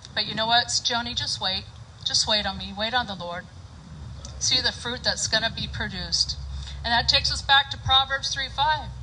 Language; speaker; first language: English; native; English